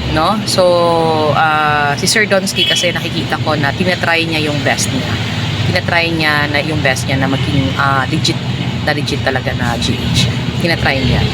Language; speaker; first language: Filipino; non-native, local second language; Cebuano